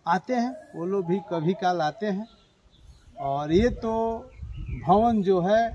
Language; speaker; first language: Hindi; native; Hindi